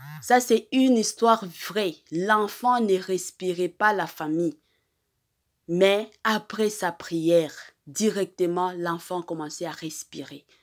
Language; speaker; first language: French; non-native, local second language; Lingala